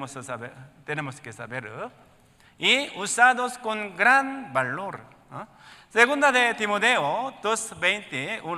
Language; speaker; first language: Spanish; non-native, learner; Korean